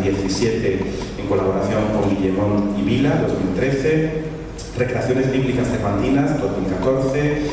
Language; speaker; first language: Spanish; native; Spanish